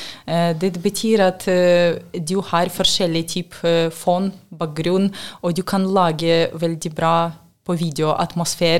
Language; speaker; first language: Norwegian; non-native, learner; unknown